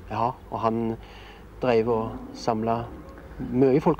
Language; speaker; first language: Norwegian; native; Norwegian